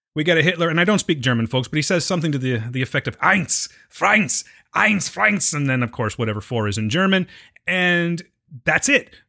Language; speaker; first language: English; native; English